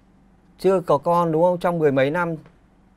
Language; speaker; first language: Vietnamese; native; Vietnamese